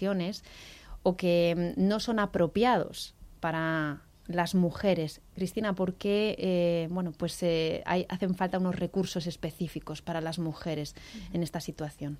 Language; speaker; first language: Spanish; native; Spanish